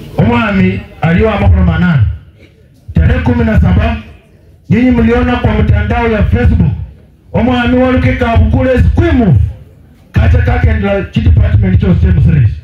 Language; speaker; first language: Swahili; non-native, local second language; Luyia